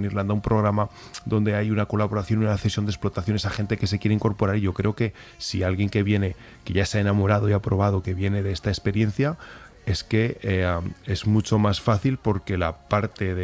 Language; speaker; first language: Spanish; native; Spanish